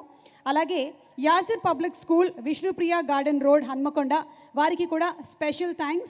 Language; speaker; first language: Telugu; native; Telugu